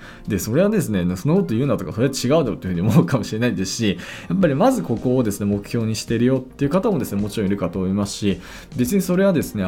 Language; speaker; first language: Japanese; native; Japanese